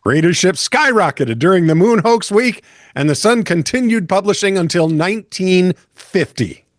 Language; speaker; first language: English; native; English